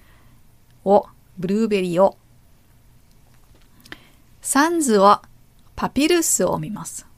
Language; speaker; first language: Japanese; non-native, learner; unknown